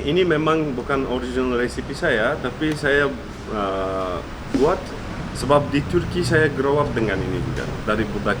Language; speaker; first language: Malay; non-native, fluent; Turkish